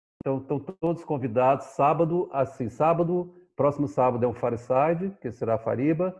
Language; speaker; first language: Portuguese; native; Portuguese